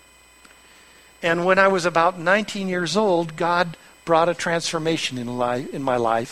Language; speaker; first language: English; native; English